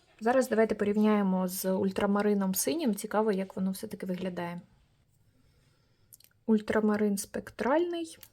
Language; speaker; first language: Ukrainian; native; Ukrainian